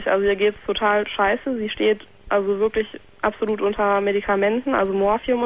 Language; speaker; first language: German; native; German